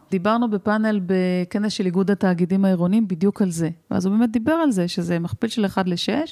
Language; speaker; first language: Hebrew; native; Hebrew